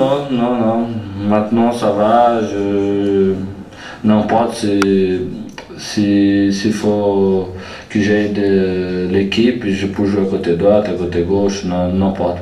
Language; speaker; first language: French; non-native, fluent; Portuguese